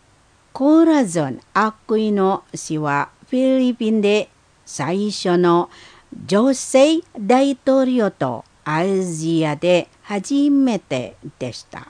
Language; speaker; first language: Japanese; non-native, learner; Indonesian